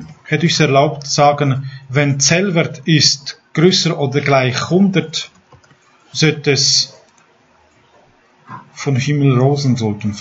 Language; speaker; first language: German; non-native, fluent; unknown